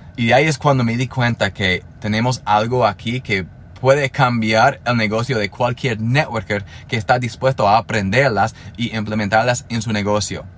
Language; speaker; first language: Spanish; non-native, fluent; English